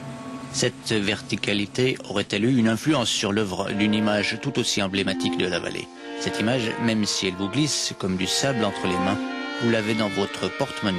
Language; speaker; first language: French; native; French